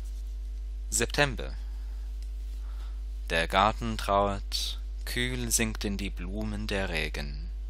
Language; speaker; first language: German; non-native, fluent; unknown